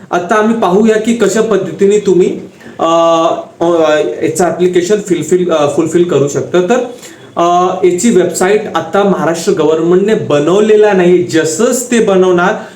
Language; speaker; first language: Marathi; non-native, local second language; Hindi